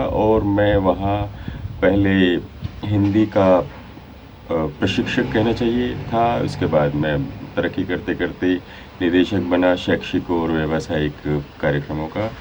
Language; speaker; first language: Hindi; native; Hindi